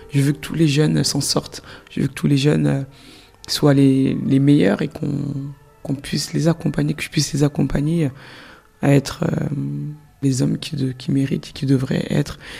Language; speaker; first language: French; early bilingual, other home language; Soninke